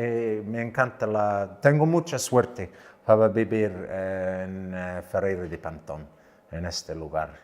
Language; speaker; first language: Spanish; non-native, learner; English